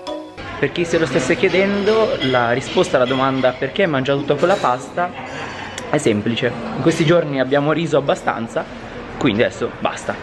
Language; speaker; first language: Italian; native; Italian